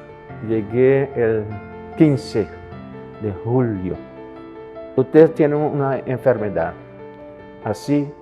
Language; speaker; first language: Spanish; non-native, fluent; Papiamento